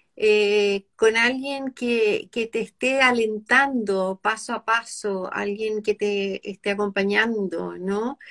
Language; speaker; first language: Spanish; native; Spanish